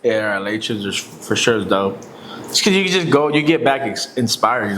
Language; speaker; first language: English; native; English